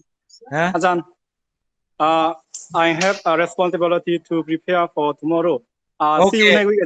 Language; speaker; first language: English; non-native, learner; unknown